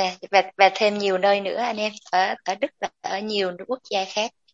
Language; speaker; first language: Vietnamese; native; Vietnamese